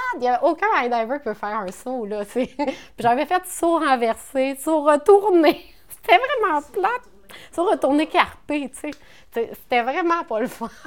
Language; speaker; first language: French; native; French